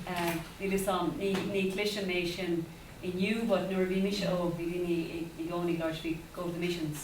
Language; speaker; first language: Irish; non-native, local second language; English